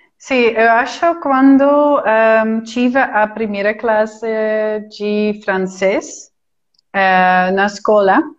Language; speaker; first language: Portuguese; non-native, fluent; Dutch